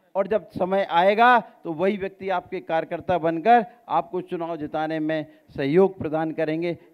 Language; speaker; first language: Hindi; native; Hindi